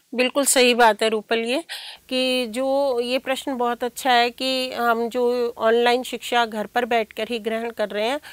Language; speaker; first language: Hindi; native; Hindi